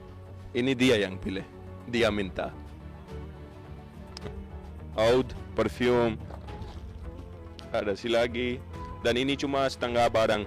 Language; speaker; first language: Indonesian; non-native, fluent; Urdu